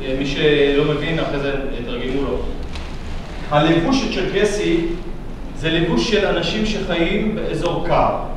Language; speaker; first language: Hebrew; non-native, local second language; Adyghe